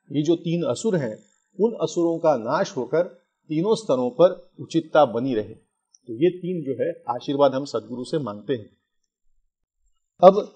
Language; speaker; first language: Hindi; non-native, local second language; Marathi